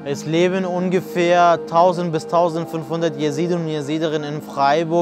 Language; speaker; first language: German; non-native, fluent; Kurdish